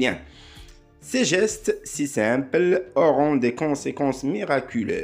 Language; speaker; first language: French; non-native, local second language; Arabic